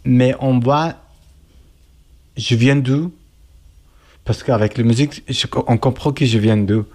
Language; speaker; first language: French; non-native, learner; Kurdish